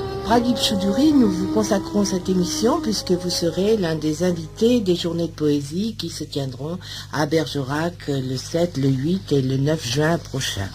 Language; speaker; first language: French; native; French